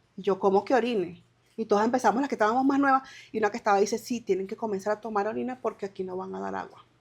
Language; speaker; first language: Spanish; native; Spanish